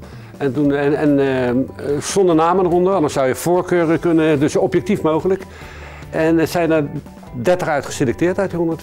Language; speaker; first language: Dutch; native; Dutch